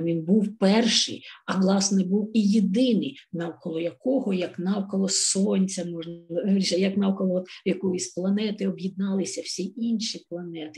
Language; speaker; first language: Ukrainian; native; Ukrainian